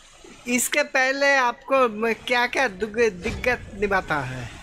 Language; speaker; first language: Hindi; non-native, local second language; Bangla